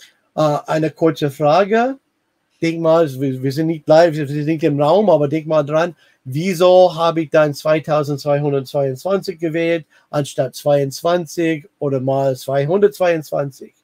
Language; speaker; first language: German; non-native, fluent; English